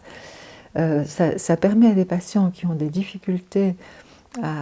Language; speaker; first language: French; native; French